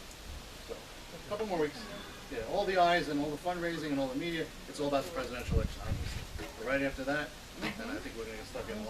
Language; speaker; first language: English; native; English